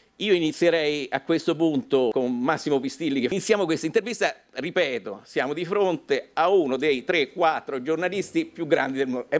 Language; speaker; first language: Italian; native; Italian